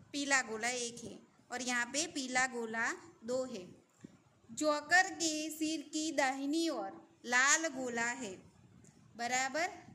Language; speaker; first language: Hindi; non-native, local second language; Gujarati